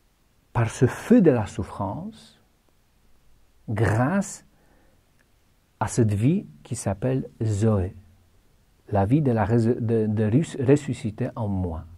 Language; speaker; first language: French; non-native, fluent; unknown